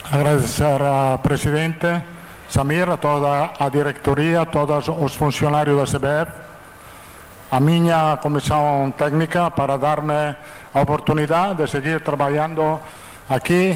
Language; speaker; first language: Portuguese; non-native, fluent; Italian